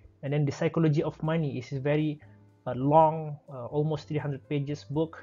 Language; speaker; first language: English; non-native, local second language; Malay